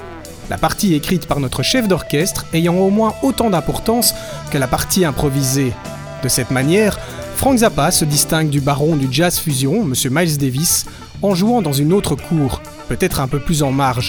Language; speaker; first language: French; native; French